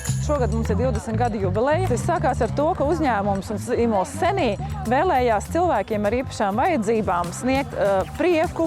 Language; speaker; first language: Latvian; native; Latvian